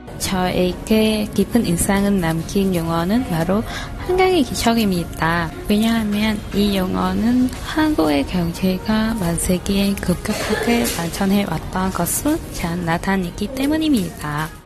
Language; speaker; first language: Korean; non-native, fluent; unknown